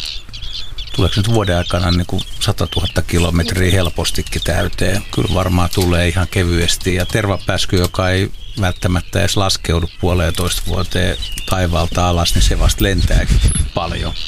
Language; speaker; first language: Finnish; native; Finnish